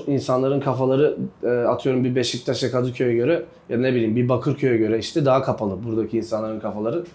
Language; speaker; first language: Turkish; native; Turkish